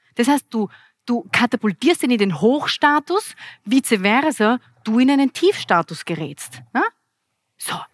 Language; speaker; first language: German; native; German